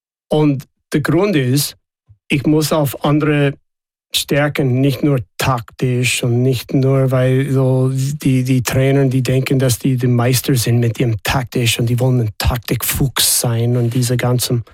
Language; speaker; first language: German; non-native, fluent; English